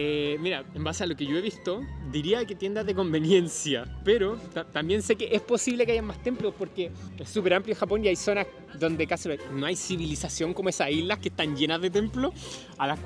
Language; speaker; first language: Spanish; native; Spanish